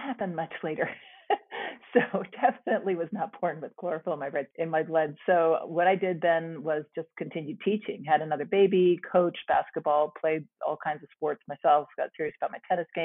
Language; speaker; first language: English; native; English